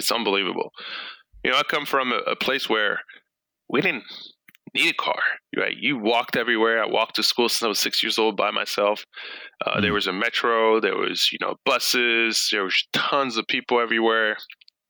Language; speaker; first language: English; early bilingual, other home language; French